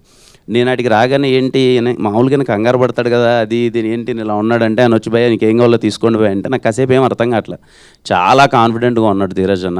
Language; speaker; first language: Telugu; native; Telugu